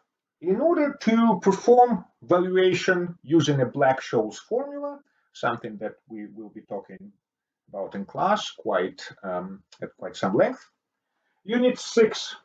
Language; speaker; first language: English; non-native, fluent; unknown